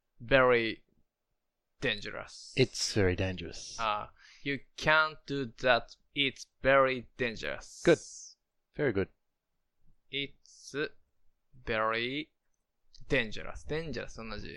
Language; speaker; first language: English; non-native, learner; Japanese